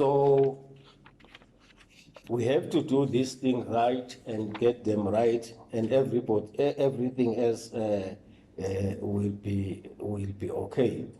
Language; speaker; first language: English; non-native, local second language; Swati